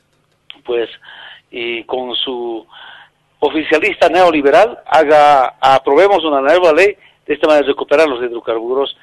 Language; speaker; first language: Spanish; native; Spanish